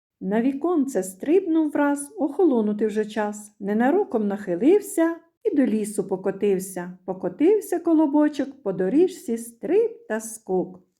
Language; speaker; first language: Ukrainian; native; Ukrainian